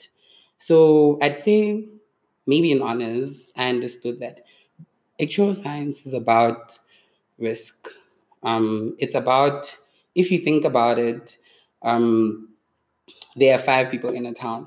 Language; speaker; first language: English; non-native, local second language; Tswana